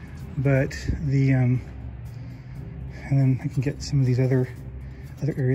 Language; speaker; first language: English; native; English